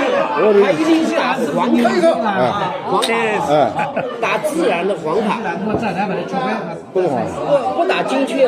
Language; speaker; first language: Chinese; native; Chinese